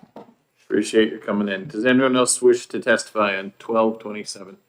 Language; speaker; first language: English; native; English